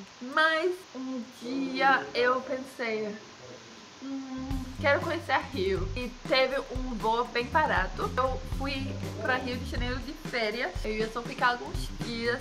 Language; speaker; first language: Portuguese; non-native, fluent; Danish